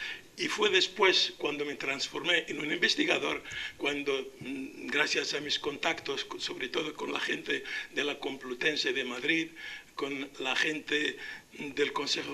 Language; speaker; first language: Spanish; non-native, local second language; Arabic